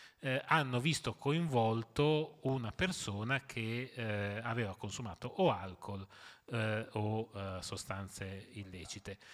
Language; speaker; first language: Italian; native; Italian